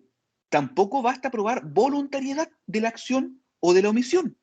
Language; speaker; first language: Spanish; native; Spanish